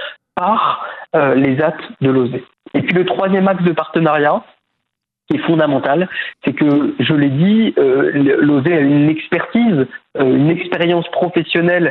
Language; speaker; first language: French; native; French